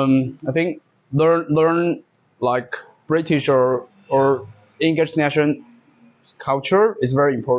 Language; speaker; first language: English; non-native, learner; Chinese